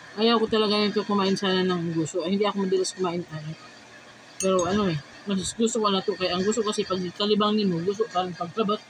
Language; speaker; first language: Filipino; non-native, local second language; Cebuano